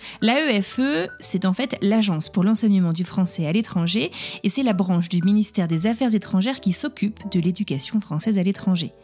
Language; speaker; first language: French; native; French